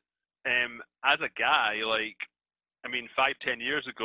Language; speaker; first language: English; native; English